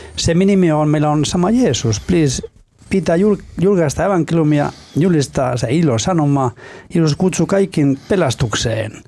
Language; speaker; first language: Finnish; non-native, fluent; Spanish